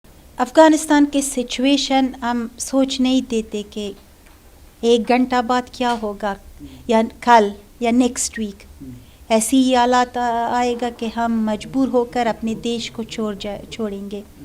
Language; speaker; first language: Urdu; non-native, fluent; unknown